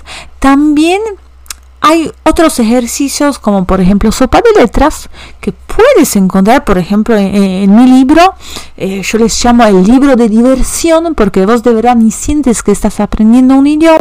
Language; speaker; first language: Spanish; non-native, fluent; Polish